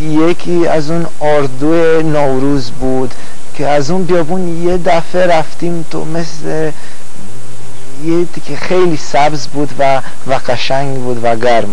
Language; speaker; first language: Persian; non-native, fluent; Romanian